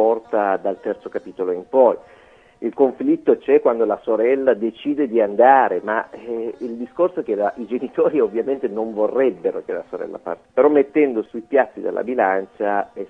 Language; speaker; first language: Italian; non-native, fluent; Persian